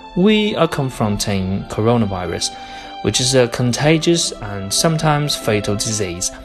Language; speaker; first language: English; non-native, fluent; Chinese